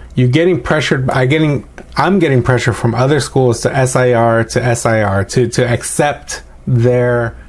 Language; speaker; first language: English; native; English